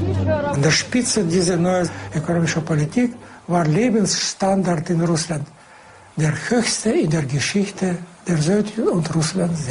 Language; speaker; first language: German; non-native, fluent; Russian